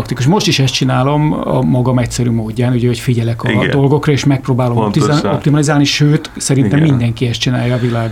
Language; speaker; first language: Hungarian; native; Hungarian